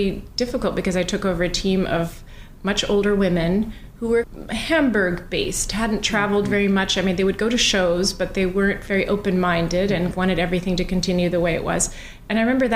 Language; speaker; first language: English; native; English